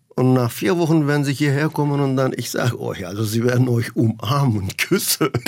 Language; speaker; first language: German; non-native, fluent; Turkish